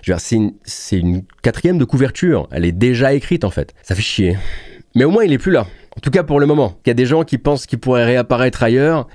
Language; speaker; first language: French; native; French